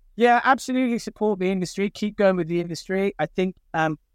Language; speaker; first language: English; native; English